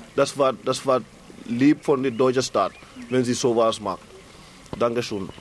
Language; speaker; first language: German; non-native, learner; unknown